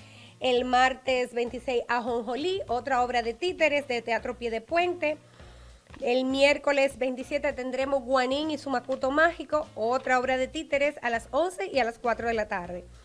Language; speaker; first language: Spanish; native; Spanish